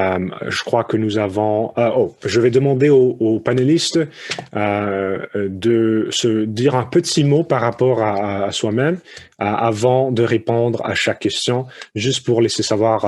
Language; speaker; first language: French; early bilingual, other home language; Spanish